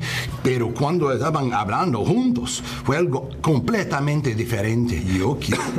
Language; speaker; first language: Spanish; non-native, learner; English